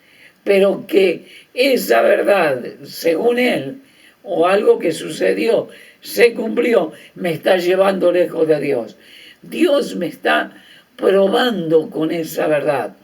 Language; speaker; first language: Spanish; native; Spanish